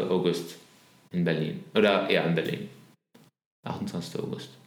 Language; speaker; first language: German; non-native, learner; Arabic